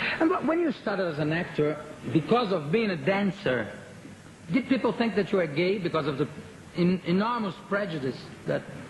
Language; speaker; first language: English; non-native, fluent; Portuguese